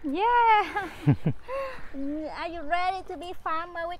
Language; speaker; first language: English; non-native, fluent; Vietnamese